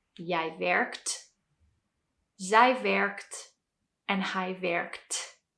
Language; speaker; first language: Dutch; non-native, fluent; English